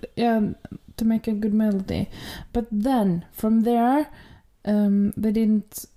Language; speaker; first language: English; non-native, fluent; Norwegian